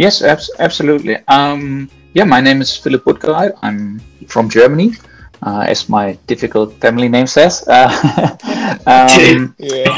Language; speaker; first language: English; non-native, fluent; German